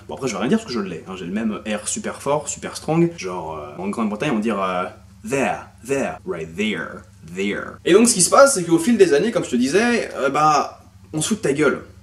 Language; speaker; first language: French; native; French